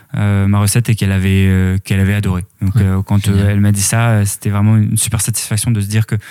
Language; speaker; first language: French; native; French